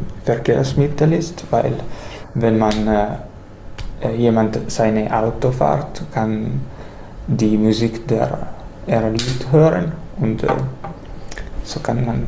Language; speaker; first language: German; non-native, learner; Italian